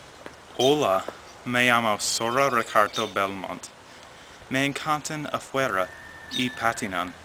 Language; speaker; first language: Spanish; non-native, learner; English